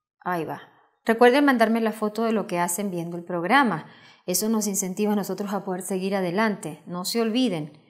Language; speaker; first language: Spanish; native; Spanish